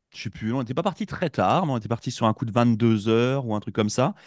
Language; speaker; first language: French; native; French